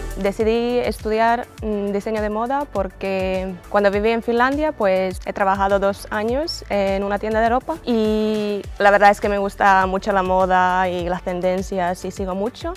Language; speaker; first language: Spanish; non-native, fluent; Russian